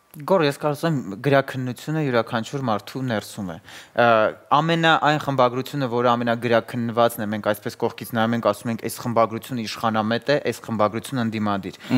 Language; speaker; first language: Armenian; native; Armenian